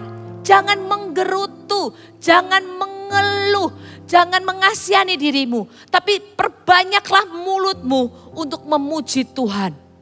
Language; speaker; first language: Indonesian; native; Indonesian